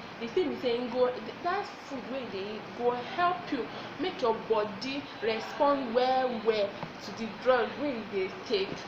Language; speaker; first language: Nigerian Pidgin; non-native, local second language; Yoruba